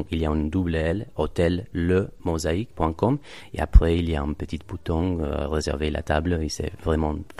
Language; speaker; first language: French; non-native, fluent; Spanish